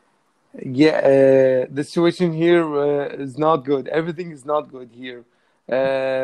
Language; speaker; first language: English; non-native, learner; Arabic